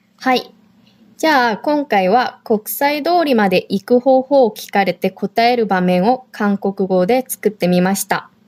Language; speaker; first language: Japanese; non-native, fluent; Korean